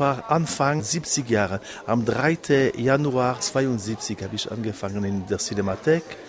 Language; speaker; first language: German; non-native, local second language; French